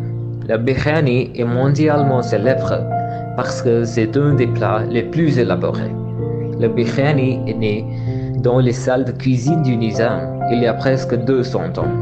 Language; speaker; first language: French; non-native, learner; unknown